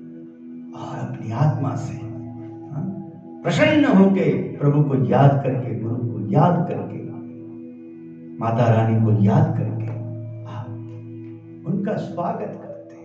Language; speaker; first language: Hindi; native; Hindi